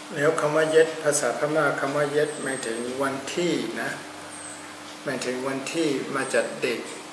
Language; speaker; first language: Thai; non-native, fluent; Burmese